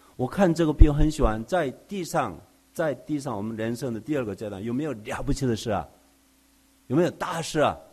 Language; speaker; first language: Chinese; non-native, fluent; Korean